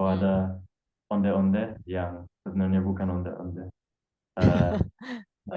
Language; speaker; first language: Indonesian; non-native, fluent; English